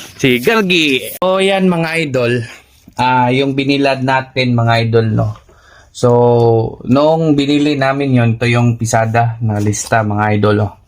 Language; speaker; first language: Filipino; non-native, local second language; Cebuano